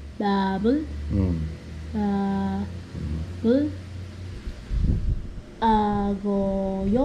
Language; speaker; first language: Korean; non-native, learner; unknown